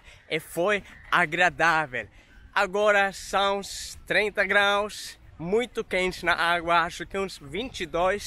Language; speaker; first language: Portuguese; non-native, fluent; Swedish